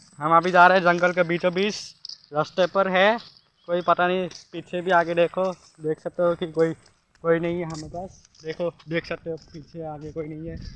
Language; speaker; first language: Hindi; native; Hindi